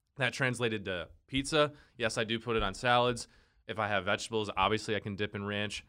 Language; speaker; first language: English; native; English